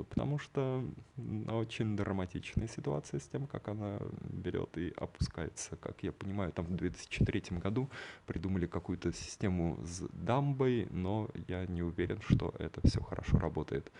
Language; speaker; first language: Russian; native; Russian